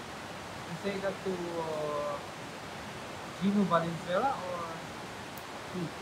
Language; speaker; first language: English; non-native, local second language; Filipino